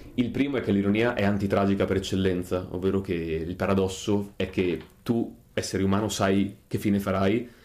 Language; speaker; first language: Italian; native; Italian